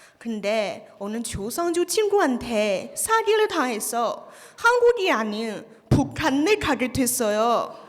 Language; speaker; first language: Korean; non-native, learner; Chinese